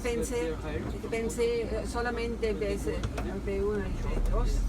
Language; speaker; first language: Spanish; non-native, learner; German